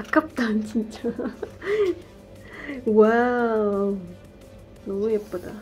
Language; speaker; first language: Korean; non-native, learner; Kazakh